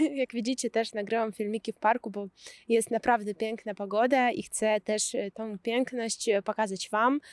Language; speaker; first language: Polish; non-native, fluent; Russian